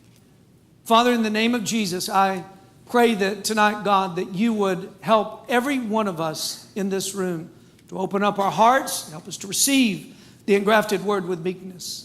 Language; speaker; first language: English; native; English